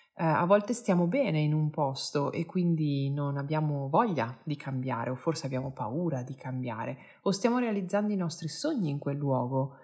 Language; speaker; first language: Italian; native; Italian